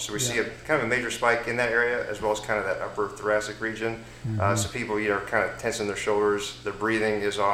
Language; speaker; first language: English; native; English